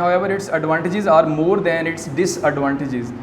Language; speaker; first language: English; non-native, local second language; Urdu